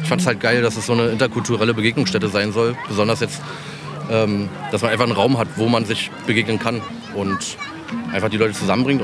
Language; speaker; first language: German; native; German